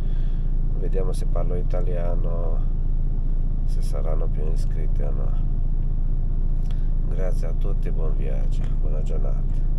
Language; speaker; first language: Italian; non-native, fluent; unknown